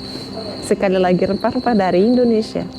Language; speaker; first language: Indonesian; non-native, fluent; Russian